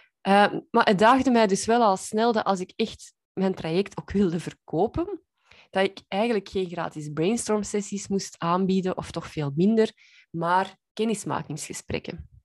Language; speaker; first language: Dutch; native; Dutch